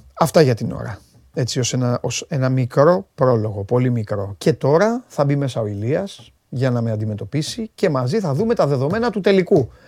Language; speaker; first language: Greek; native; Greek